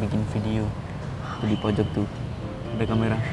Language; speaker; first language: Indonesian; native; Indonesian